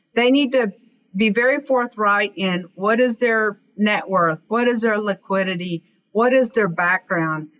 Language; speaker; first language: English; native; English